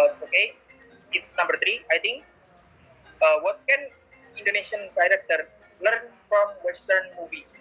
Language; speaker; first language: English; non-native, learner; Indonesian